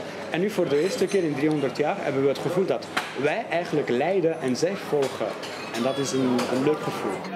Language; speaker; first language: Dutch; non-native, fluent; Catalan